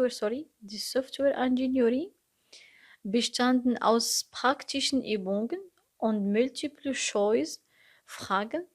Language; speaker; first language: German; non-native, learner; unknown